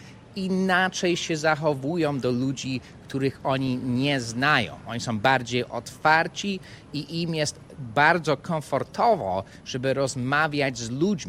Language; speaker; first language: Polish; non-native, fluent; English